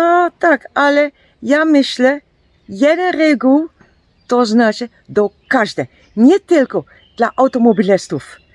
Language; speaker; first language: Polish; non-native, learner; Dutch